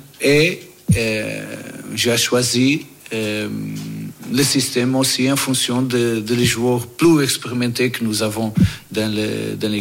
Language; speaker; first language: French; non-native, fluent; Portuguese